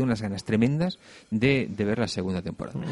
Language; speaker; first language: Spanish; native; Spanish